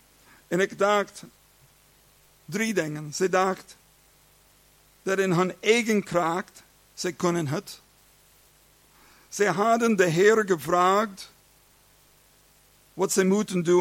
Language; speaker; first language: Dutch; non-native, learner; English